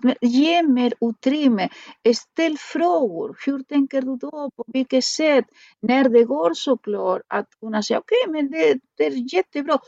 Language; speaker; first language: Swedish; non-native, fluent; Spanish